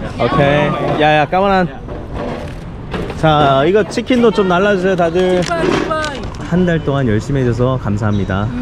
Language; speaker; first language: Korean; native; Korean